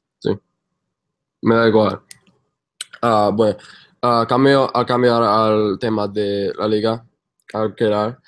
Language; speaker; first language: Spanish; non-native, fluent; English